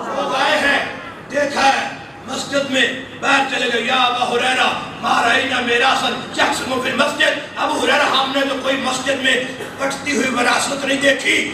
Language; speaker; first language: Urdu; non-native, local second language; Punjabi